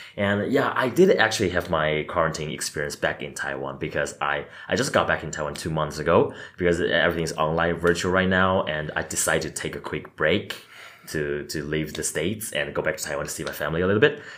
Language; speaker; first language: English; non-native, fluent; Chinese